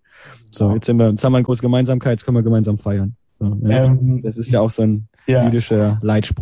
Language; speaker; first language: German; native; German